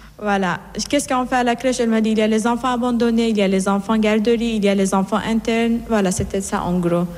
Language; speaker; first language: French; non-native, fluent; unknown